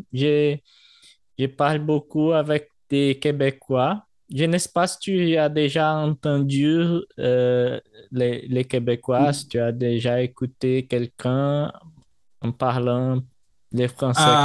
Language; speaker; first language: French; non-native, learner; Portuguese